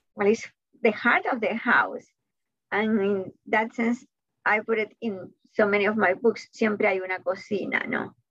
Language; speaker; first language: English; non-native, fluent; Spanish